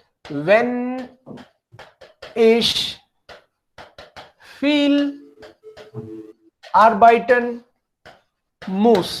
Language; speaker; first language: German; non-native, fluent; Hindi